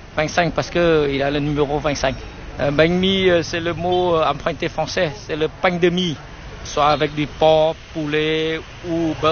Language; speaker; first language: French; non-native, fluent; Vietnamese